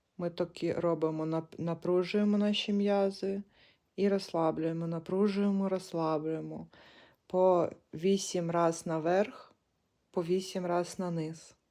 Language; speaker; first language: Ukrainian; native; Ukrainian